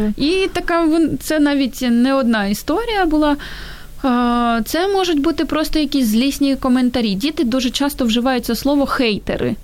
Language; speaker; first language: Ukrainian; native; Ukrainian